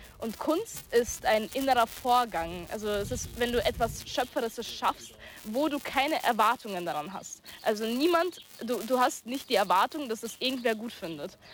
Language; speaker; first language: German; early bilingual, other home language; Russian